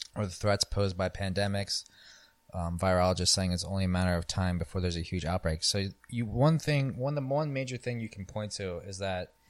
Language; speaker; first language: English; native; English